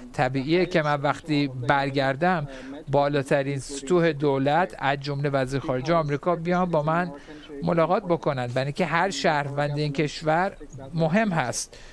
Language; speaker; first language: Persian; non-native, fluent; Chinese